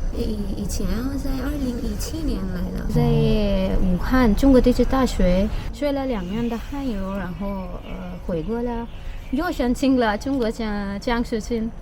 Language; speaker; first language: Chinese; non-native, fluent; Urdu